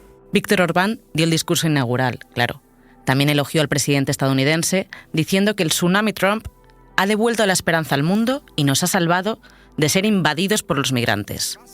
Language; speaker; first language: Spanish; native; Spanish